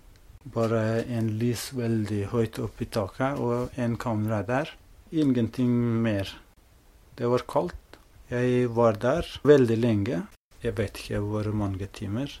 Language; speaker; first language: Norwegian; non-native, fluent; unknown